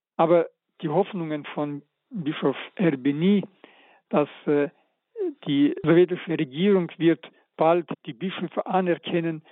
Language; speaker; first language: German; early bilingual, other home language; Russian